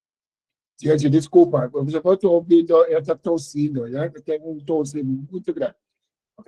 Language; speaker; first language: Portuguese; non-native, learner; English